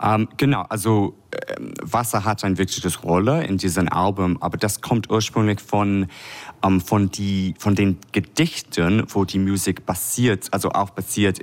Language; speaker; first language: German; non-native, fluent; English